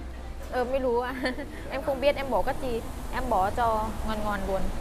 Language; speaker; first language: Vietnamese; non-native, fluent; Thai